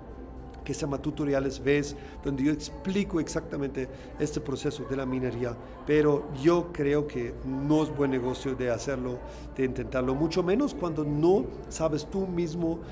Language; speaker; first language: Spanish; non-native, fluent; German